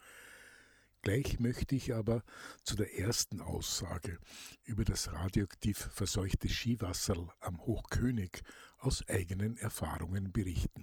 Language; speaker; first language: German; native; German